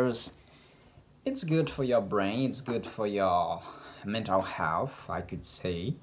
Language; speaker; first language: English; non-native, learner; Portuguese